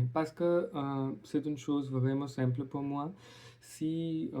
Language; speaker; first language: French; non-native, learner; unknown